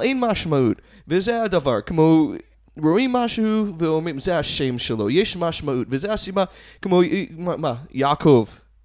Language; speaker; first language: Hebrew; non-native, fluent; English